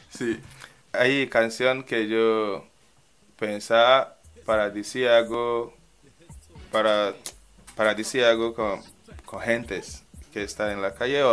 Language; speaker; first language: Spanish; non-native, learner; English